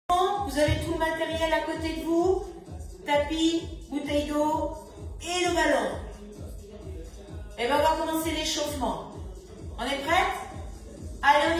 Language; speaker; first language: French; native; French